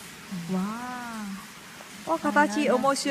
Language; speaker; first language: Japanese; non-native, learner; Vietnamese